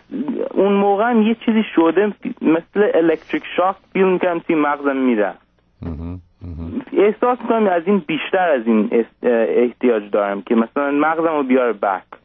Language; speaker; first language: Persian; early bilingual, heritage; Persian